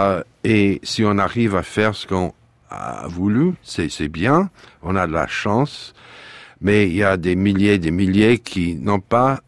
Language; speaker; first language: French; non-native, fluent; English